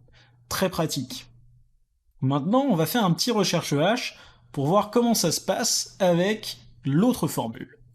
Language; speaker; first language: French; native; French